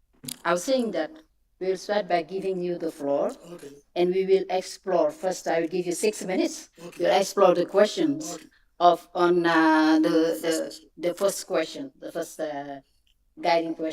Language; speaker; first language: English; non-native, fluent; French